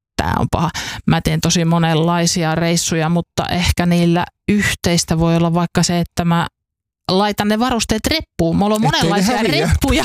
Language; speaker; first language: Finnish; native; Finnish